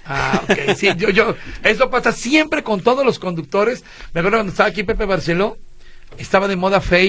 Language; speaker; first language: Spanish; native; Spanish